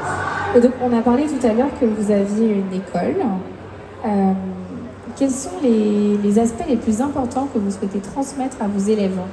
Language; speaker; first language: French; native; French